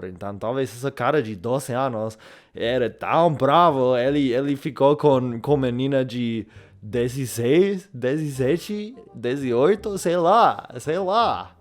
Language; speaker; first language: Portuguese; non-native, learner; English